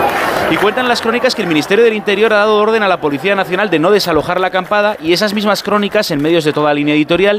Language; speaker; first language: Spanish; native; Spanish